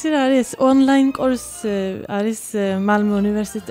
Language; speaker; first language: Georgian; early bilingual, heritage; Swedish